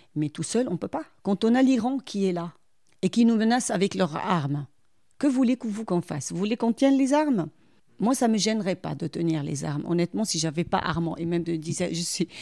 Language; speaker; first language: French; non-native, local second language; Arabic